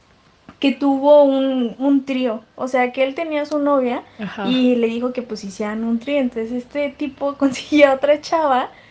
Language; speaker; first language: Spanish; native; Spanish